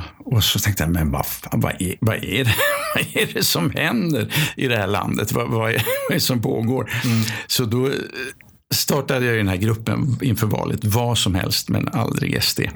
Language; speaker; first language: Swedish; native; Swedish